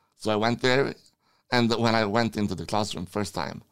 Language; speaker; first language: English; non-native, fluent; Swedish